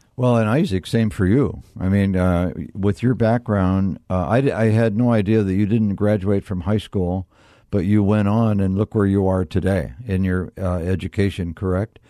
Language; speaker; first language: English; native; English